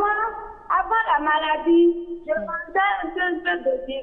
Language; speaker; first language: French; non-native, learner; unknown